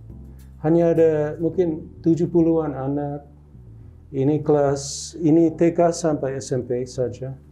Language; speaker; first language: Indonesian; non-native, local second language; English